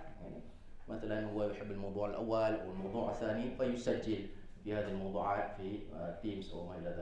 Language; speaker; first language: Arabic; non-native, fluent; Malay